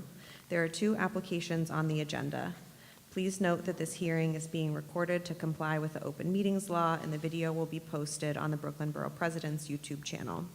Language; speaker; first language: English; native; English